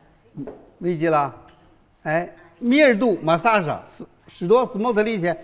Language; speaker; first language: Russian; non-native, learner; Chinese